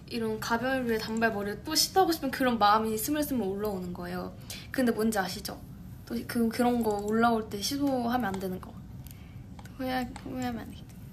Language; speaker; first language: Korean; native; Korean